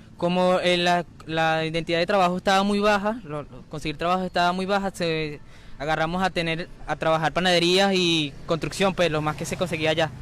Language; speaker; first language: Spanish; native; Spanish